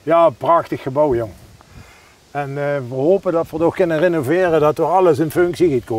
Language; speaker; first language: Dutch; native; Dutch